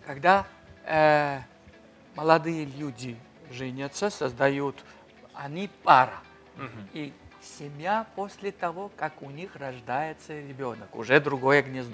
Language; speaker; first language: Russian; non-native, fluent; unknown